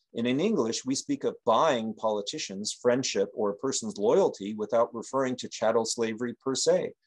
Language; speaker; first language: English; native; English